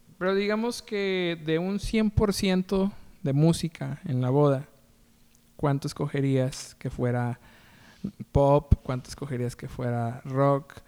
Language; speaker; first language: Spanish; native; Spanish